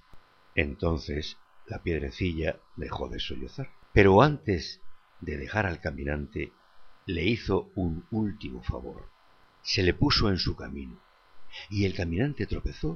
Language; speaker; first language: Spanish; native; Spanish